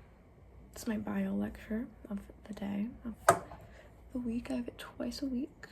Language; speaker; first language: English; native; English